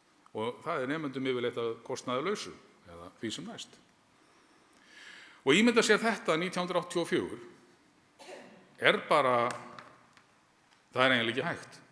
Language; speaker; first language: Icelandic; native; Icelandic